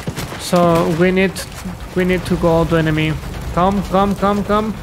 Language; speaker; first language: English; non-native, learner; Spanish